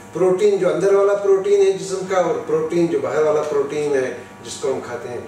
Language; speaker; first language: Urdu; non-native, local second language; Kashmiri